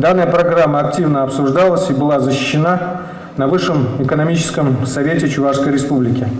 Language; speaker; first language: Russian; native; Russian